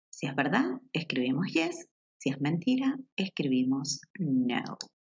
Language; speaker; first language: Spanish; native; Spanish